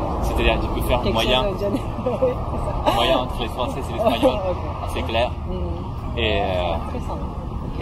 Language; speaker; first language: French; non-native, fluent; Spanish